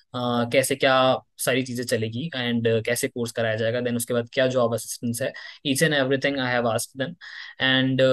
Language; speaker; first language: Hindi; native; Hindi